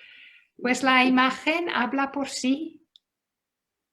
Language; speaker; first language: Spanish; non-native, fluent; Dutch